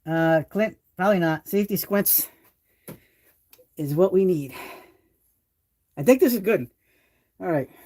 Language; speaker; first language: English; native; English